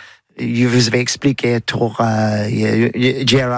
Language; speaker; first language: French; non-native, learner; English